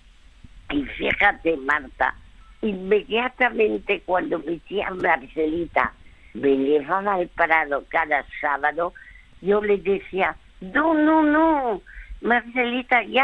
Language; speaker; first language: Spanish; early bilingual, other home language; French